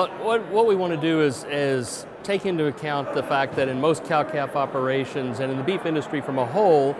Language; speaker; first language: English; native; English